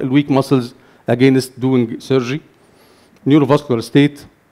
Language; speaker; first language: English; non-native, fluent; Arabic